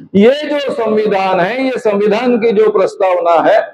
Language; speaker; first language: Hindi; non-native, local second language; Marathi